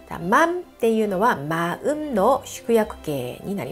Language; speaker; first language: Japanese; non-native, fluent; Korean